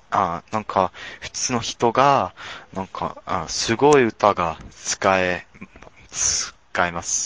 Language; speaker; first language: Japanese; non-native, learner; English